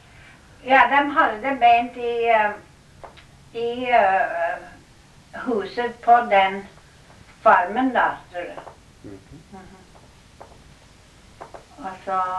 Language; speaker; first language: Norwegian; early bilingual, heritage; Norwegian